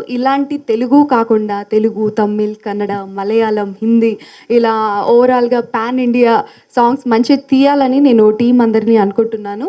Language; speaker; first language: Telugu; non-native, fluent; Tamil